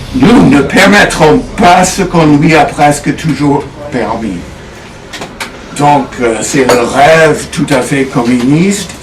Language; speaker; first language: French; non-native, fluent; English